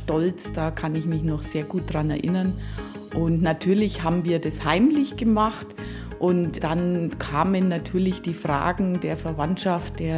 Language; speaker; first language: German; native; German